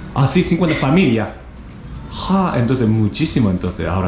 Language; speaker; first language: Spanish; non-native, learner; Japanese